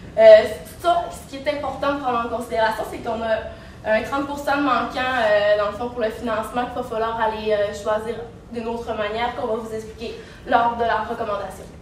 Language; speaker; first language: French; native; French